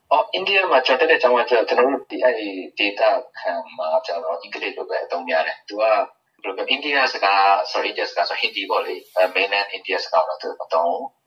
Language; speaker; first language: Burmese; non-native, local second language; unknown